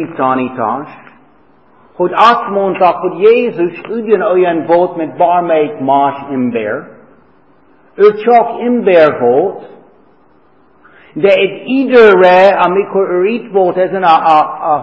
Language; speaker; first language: Hungarian; non-native, fluent; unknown